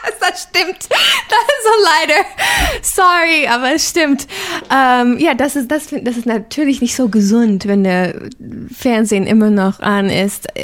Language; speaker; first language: German; non-native, fluent; English